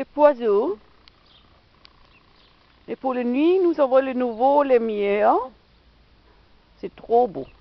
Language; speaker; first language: French; non-native, learner; German